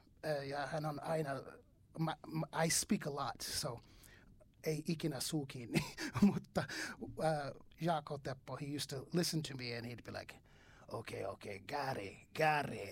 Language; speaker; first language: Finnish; non-native, learner; English